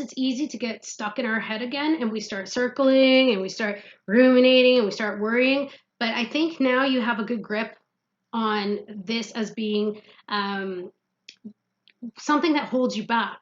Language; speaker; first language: English; native; English